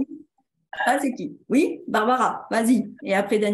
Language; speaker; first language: French; native; French